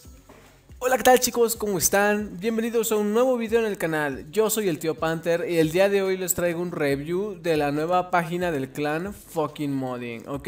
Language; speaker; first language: Spanish; native; Spanish